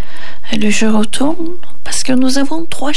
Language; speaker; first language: French; non-native, learner; Turkish